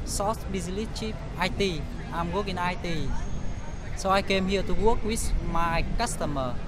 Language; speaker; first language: English; non-native, learner; Vietnamese